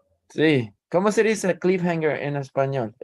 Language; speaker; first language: Spanish; non-native, learner; English